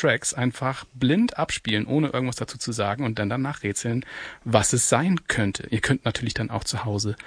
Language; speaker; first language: German; native; German